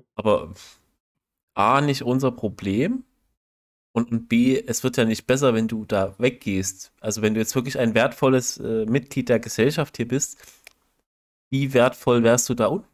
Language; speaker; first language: German; native; German